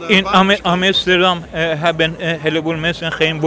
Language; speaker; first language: Dutch; non-native, learner; Persian